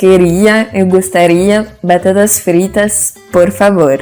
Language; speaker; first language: Portuguese; non-native, fluent; French